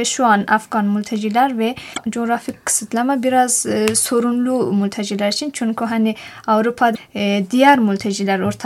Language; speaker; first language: Turkish; non-native, fluent; Persian